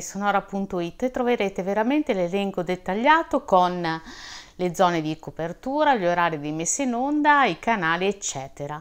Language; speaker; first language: Italian; native; Italian